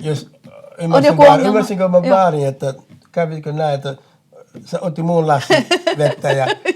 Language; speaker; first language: Finnish; non-native, fluent; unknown